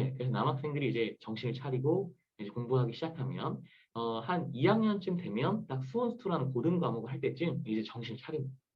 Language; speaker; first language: Korean; native; Korean